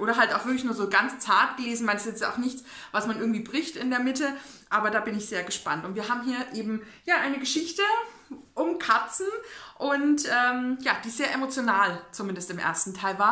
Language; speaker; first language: German; native; German